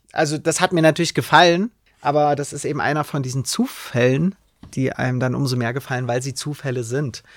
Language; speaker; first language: German; native; German